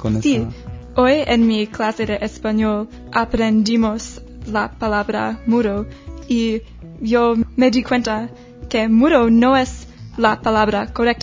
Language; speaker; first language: Spanish; non-native, learner; English